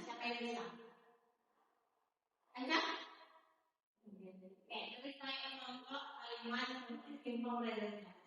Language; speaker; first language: Indonesian; native; Indonesian